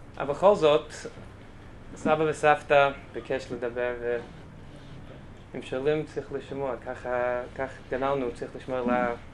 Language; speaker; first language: Hebrew; native; Hebrew